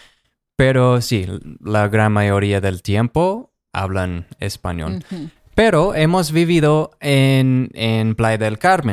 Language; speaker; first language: Spanish; non-native, fluent; English